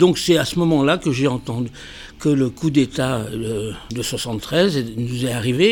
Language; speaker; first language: French; native; French